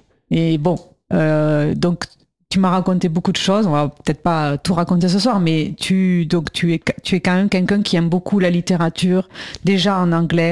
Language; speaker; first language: French; native; French